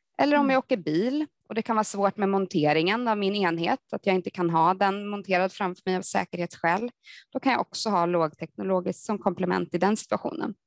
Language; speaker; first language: Swedish; native; Swedish